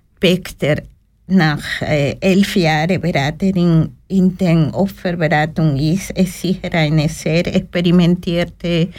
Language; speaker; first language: German; non-native, learner; Spanish